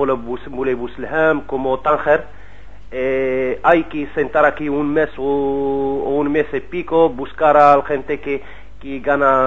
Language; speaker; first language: Spanish; non-native, learner; Arabic